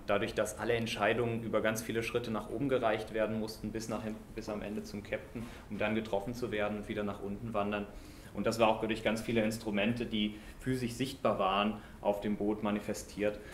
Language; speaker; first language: German; native; German